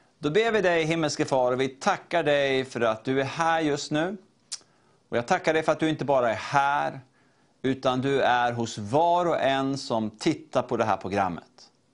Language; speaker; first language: Swedish; native; Swedish